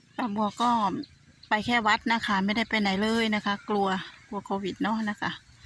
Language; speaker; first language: Thai; non-native, local second language; Northeastern Thai